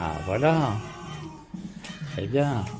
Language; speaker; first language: French; native; French